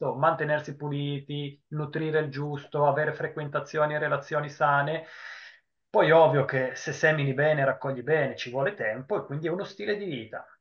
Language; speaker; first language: Italian; native; Italian